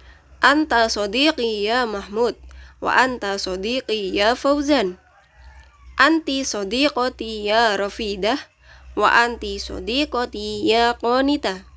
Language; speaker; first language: Arabic; non-native, fluent; Indonesian